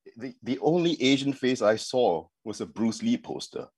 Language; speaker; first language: English; native; English